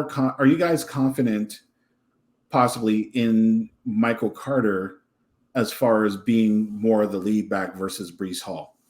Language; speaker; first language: English; native; English